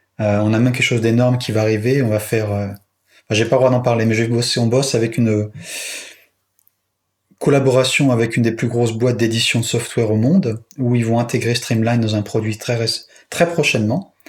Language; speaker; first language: French; native; French